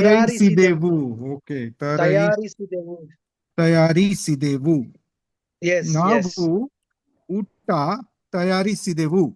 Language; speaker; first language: Kannada; non-native, learner; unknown